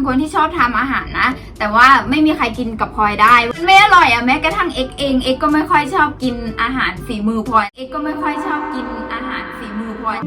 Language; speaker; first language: Thai; native; Thai